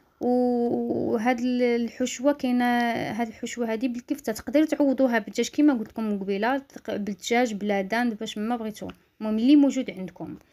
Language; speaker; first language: Arabic; native; Arabic